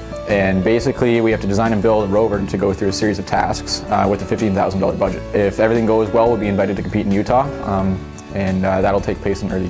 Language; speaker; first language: English; native; English